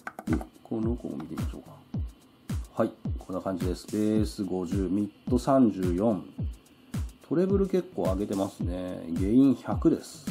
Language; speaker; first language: Japanese; native; Japanese